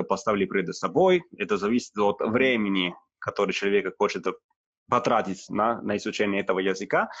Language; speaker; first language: Russian; non-native, fluent; Italian